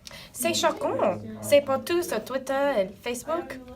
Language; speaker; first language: French; non-native, learner; English